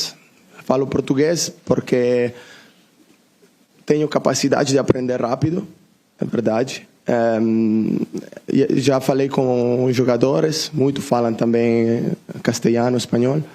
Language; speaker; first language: Portuguese; non-native, learner; Italian